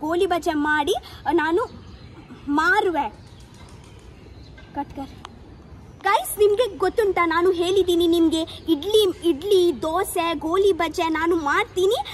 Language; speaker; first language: Kannada; non-native, local second language; Tulu